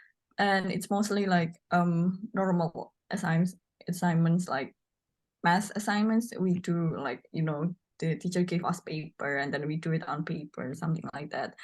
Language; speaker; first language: English; non-native, learner; Indonesian